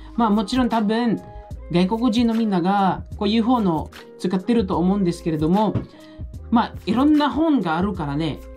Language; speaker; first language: Japanese; non-native, fluent; Filipino